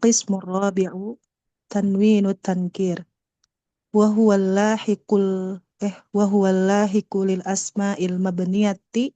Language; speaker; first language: Arabic; non-native, learner; Indonesian